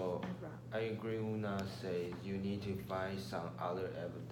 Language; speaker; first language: English; non-native, learner; Chinese